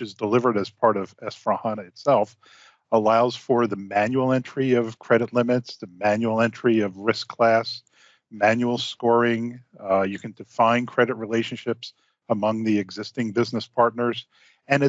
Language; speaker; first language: English; native; English